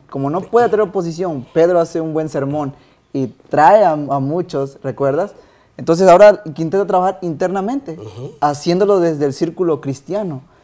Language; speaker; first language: Spanish; native; Spanish